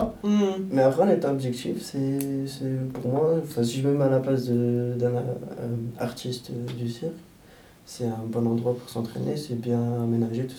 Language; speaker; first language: French; native; French